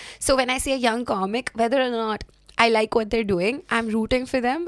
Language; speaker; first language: English; non-native, local second language; Hindi